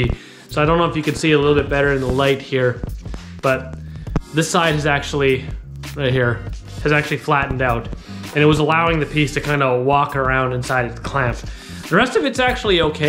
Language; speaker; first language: English; native; English